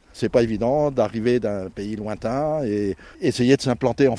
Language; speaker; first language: French; native; French